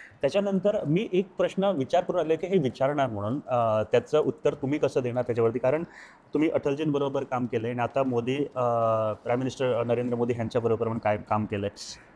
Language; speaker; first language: Marathi; non-native, local second language; Konkani